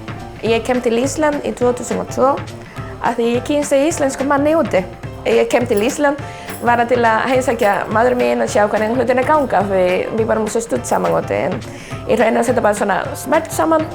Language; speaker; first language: Icelandic; non-native, learner; Spanish